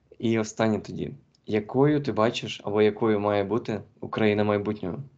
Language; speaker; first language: Ukrainian; native; Ukrainian